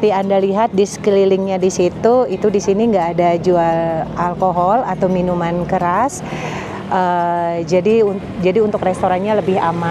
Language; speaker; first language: Indonesian; native; Indonesian